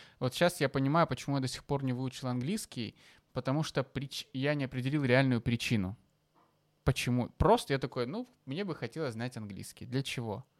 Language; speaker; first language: Russian; native; Russian